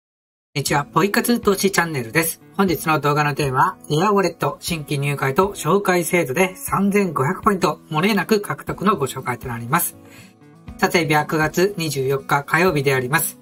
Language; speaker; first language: Japanese; native; Japanese